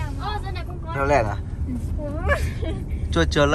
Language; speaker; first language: Chinese; non-native, fluent; Vietnamese